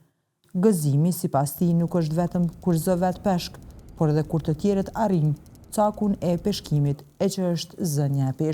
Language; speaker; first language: Albanian; native; Albanian